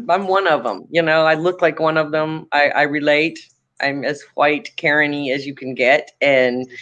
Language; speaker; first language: English; native; English